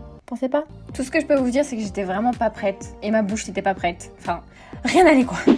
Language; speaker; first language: French; early bilingual, other home language; Arabic